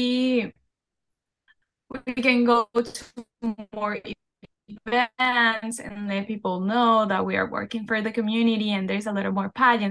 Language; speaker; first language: English; non-native, fluent; Spanish